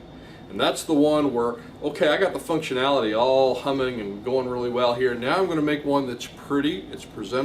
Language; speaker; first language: English; native; English